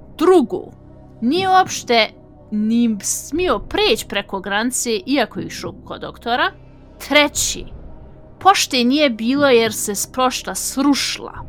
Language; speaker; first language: Bosnian; early bilingual, heritage; Bosnian